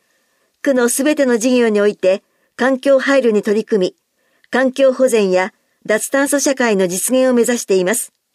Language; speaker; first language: Japanese; native; Japanese